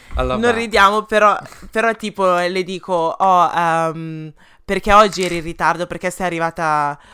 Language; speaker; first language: Italian; early bilingual, other home language; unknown